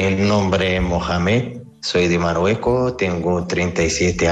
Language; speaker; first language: Spanish; non-native, learner; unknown